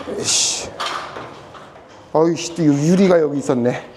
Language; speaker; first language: Korean; native; Korean